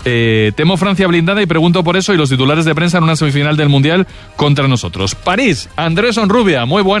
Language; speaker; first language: Spanish; native; Spanish